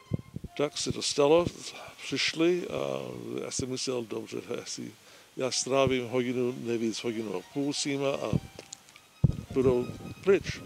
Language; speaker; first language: Czech; early bilingual, heritage; English